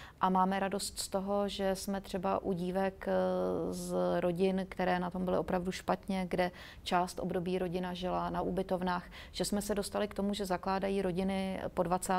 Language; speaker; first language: Czech; native; Czech